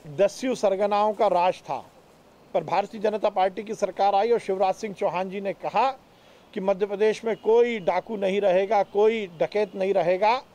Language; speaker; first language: Hindi; native; Hindi